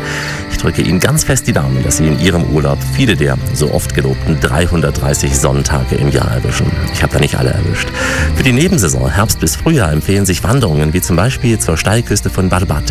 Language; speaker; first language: German; native; German